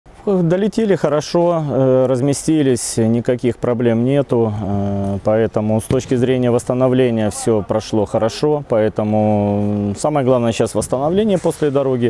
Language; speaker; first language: Russian; native; Russian